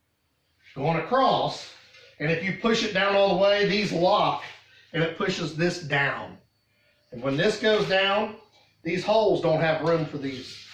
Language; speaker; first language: English; native; English